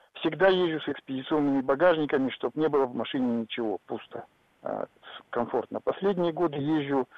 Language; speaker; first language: Russian; native; Russian